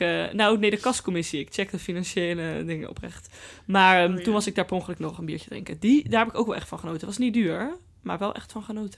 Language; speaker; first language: Dutch; native; Dutch